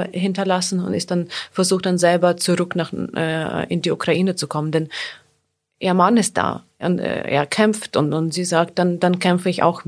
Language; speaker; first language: German; non-native, fluent; Ukrainian